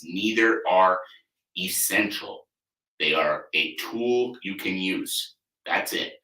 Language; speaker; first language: English; native; English